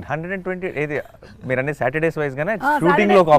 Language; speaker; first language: Telugu; native; Telugu